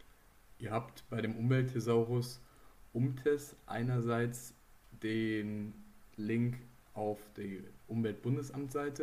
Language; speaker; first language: German; native; German